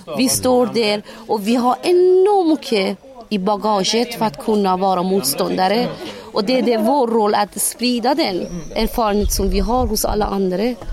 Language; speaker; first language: Swedish; non-native, fluent; Persian